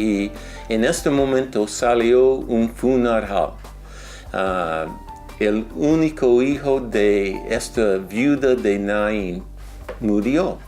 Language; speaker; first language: Spanish; non-native, fluent; English